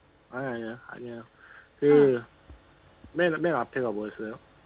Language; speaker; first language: Chinese; non-native, learner; Korean